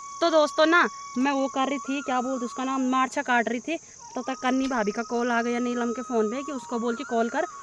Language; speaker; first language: Hindi; non-native, local second language; Garhwali